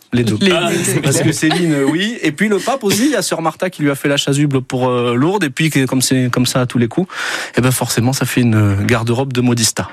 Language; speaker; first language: French; native; French